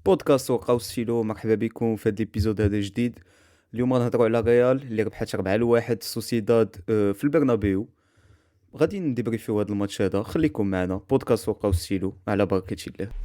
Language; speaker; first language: Arabic; native; Arabic